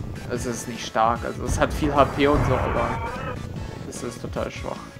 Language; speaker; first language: German; native; German